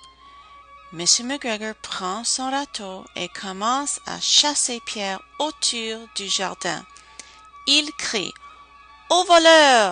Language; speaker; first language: French; non-native, fluent; English